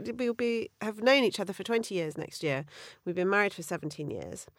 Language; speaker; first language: English; native; English